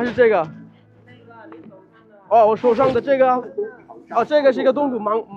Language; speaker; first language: Chinese; non-native, learner; Bangla